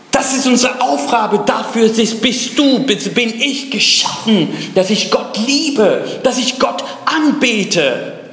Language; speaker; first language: German; non-native, fluent; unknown